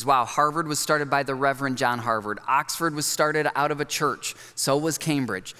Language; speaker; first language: English; native; English